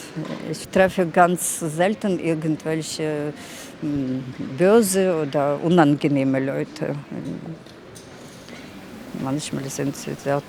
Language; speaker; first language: German; non-native, fluent; Russian